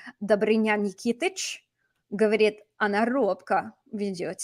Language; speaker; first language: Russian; non-native, fluent; English